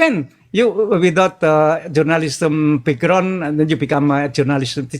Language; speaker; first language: English; non-native, learner; Indonesian